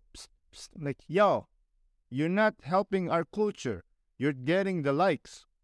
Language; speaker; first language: English; non-native, local second language; Filipino